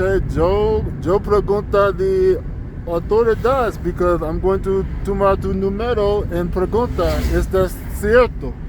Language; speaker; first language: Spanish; non-native, learner; English